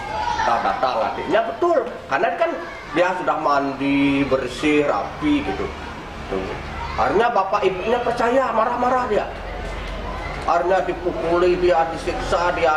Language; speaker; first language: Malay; non-native, local second language; Balinese